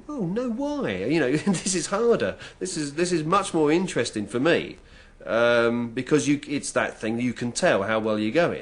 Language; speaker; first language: English; native; English